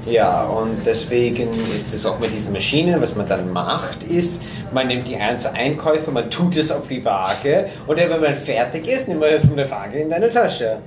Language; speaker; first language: German; non-native, fluent; English